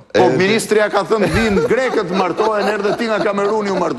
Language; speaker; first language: Albanian; native; Albanian